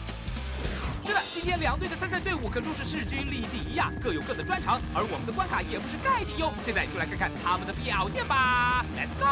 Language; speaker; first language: Chinese; native; Chinese